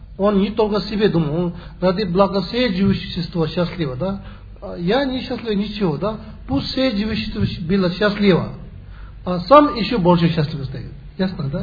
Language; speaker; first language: Russian; non-native, learner; Tibetan